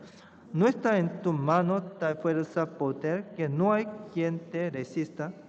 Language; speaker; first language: Spanish; non-native, fluent; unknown